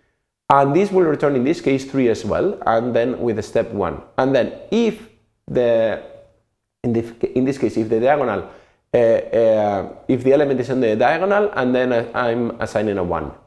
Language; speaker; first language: English; non-native, fluent; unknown